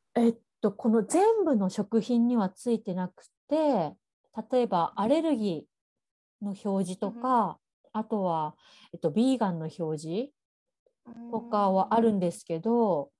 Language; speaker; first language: Japanese; native; Japanese